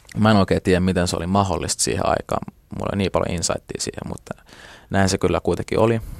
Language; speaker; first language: Finnish; early bilingual, other home language; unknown